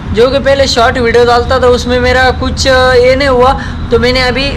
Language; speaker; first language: Hindi; non-native, local second language; Marathi